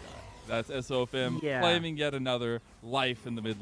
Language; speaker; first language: English; native; English